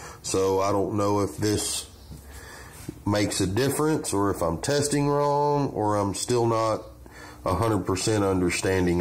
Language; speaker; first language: English; native; English